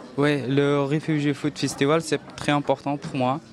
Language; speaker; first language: French; non-native, learner; Persian